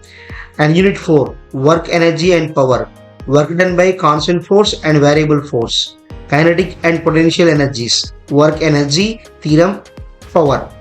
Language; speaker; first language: English; non-native, local second language; Telugu